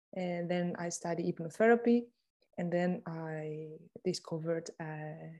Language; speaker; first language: English; non-native, fluent; Greek